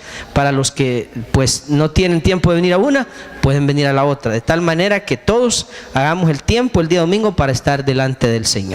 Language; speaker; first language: Spanish; native; Spanish